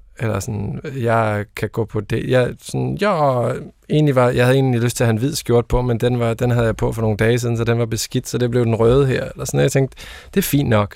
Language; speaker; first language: Danish; native; Danish